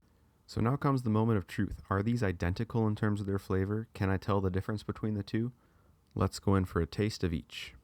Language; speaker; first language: English; native; English